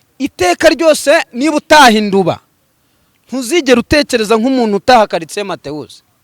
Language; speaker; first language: Kinyarwanda; native; Kinyarwanda